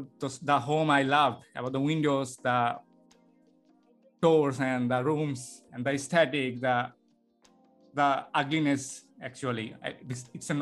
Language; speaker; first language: English; non-native, local second language; Bangla